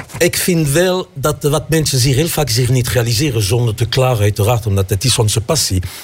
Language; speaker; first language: Dutch; non-native, fluent; French